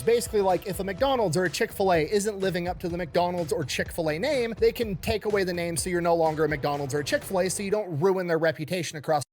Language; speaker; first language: English; native; English